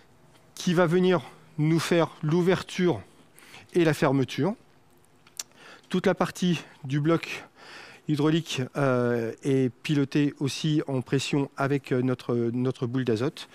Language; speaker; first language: French; native; French